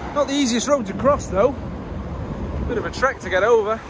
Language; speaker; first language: English; native; English